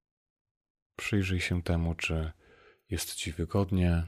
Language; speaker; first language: Polish; native; Polish